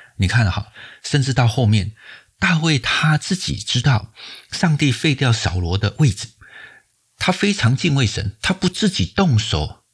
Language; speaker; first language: Chinese; native; Chinese